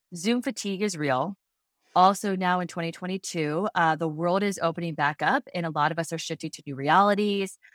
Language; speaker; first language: English; native; English